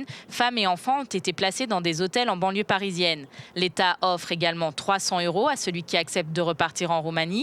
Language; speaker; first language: French; native; French